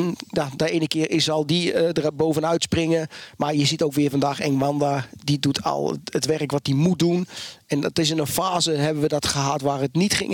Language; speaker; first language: Dutch; native; Dutch